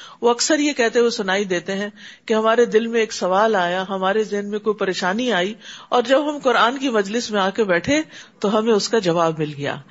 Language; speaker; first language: Urdu; native; Urdu